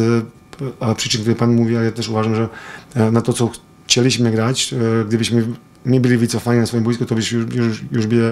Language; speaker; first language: Polish; non-native, fluent; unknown